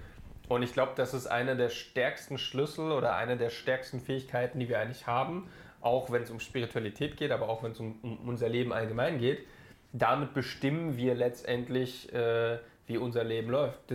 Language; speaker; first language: German; native; German